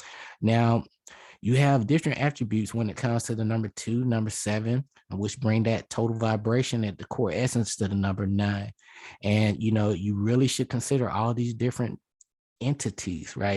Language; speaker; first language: English; native; English